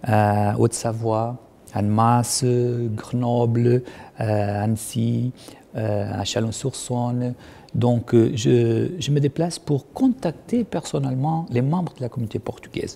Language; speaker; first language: French; non-native, fluent; Portuguese